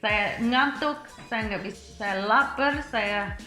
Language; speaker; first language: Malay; early bilingual, heritage; Malay